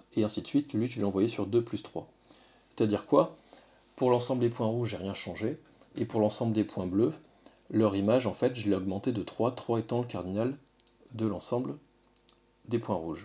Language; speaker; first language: French; native; French